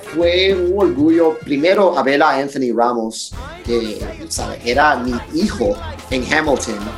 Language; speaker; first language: Spanish; early bilingual, heritage; Spanish